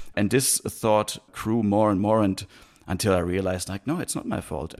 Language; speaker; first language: English; non-native, fluent; German